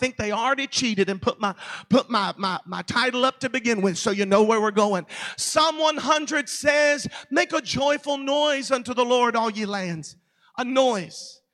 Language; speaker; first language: English; native; English